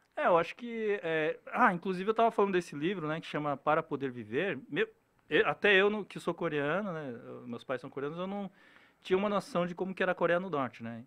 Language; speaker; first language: Portuguese; early bilingual, other home language; Korean